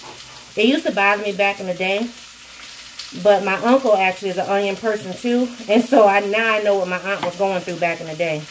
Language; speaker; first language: English; native; English